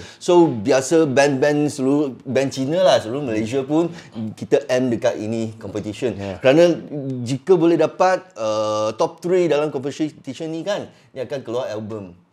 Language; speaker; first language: Malay; non-native, local second language; Cantonese